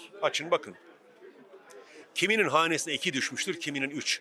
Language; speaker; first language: Turkish; native; Turkish